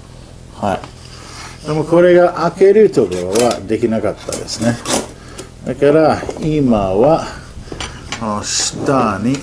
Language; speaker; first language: Japanese; non-native, fluent; English